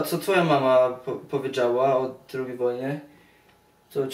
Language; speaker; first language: Polish; early bilingual, heritage; Polish